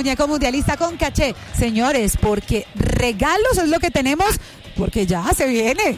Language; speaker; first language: Spanish; native; Spanish